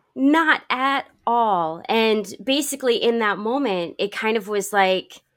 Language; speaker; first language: English; native; English